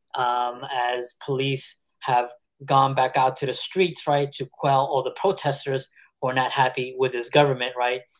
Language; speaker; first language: English; early bilingual, other home language; Spanish